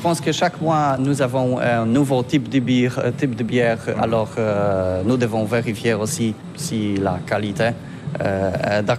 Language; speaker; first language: French; non-native, learner; Polish